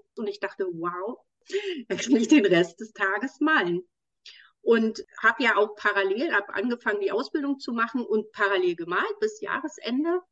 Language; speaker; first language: German; native; German